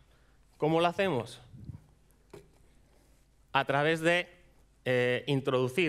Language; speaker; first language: Spanish; native; Spanish